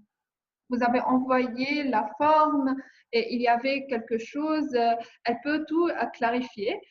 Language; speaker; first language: French; non-native, learner; English